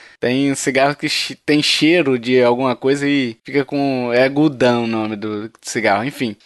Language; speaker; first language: Portuguese; native; Portuguese